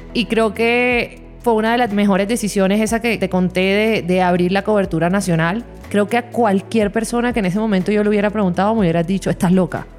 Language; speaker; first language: Spanish; native; Spanish